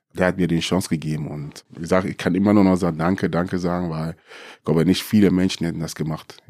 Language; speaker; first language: German; early bilingual, other home language; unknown